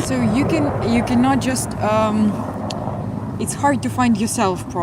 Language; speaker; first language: English; non-native, fluent; Russian